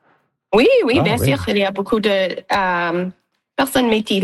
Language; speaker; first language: French; non-native, local second language; English